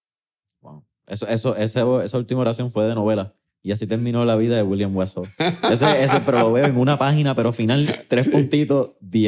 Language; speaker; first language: Spanish; native; Spanish